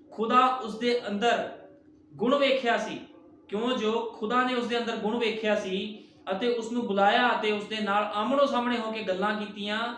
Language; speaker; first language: Hindi; non-native, local second language; Punjabi